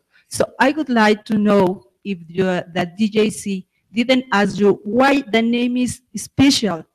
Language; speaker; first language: English; non-native, fluent; Spanish